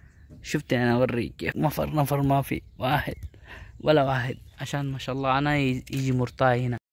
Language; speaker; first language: Arabic; non-native, learner; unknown